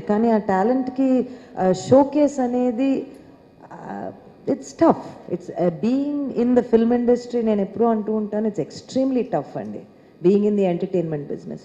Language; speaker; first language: Telugu; native; Telugu